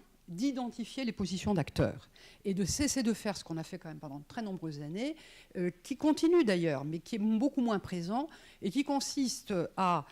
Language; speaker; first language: French; native; French